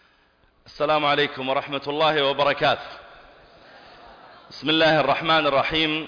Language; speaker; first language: Arabic; native; Arabic